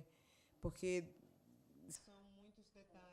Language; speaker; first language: Portuguese; non-native, local second language; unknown